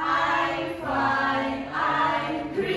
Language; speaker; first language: English; non-native, learner; Indonesian